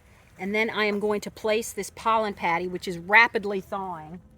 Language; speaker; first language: English; native; English